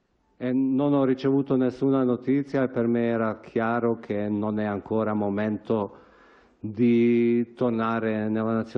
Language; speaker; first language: Italian; non-native, fluent; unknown